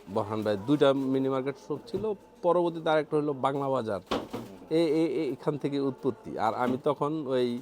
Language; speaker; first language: Bangla; native; Bangla